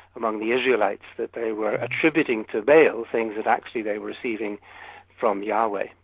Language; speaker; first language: English; native; English